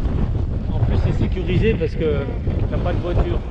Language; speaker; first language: French; native; French